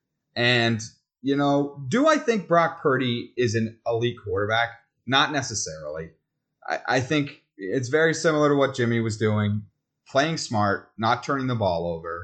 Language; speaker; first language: English; native; English